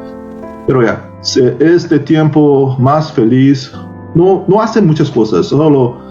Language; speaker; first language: Spanish; non-native, learner; Korean